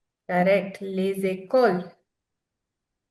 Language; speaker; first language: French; non-native, fluent; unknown